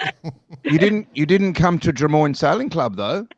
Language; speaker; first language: English; native; English